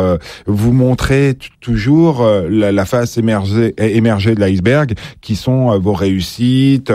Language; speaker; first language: French; native; French